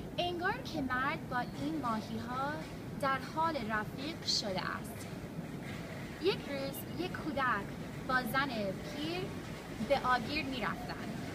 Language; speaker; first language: Persian; early bilingual, heritage; English